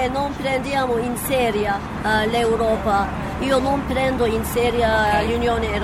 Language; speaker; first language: Italian; non-native, fluent; Turkish